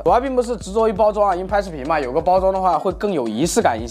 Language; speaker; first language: Chinese; native; Chinese